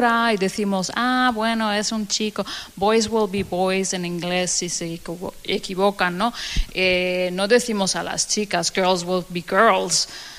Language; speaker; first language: Spanish; non-native, fluent; Danish